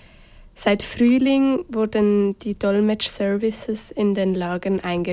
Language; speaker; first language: German; native; German